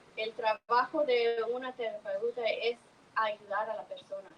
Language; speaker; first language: Spanish; early bilingual, heritage; Spanish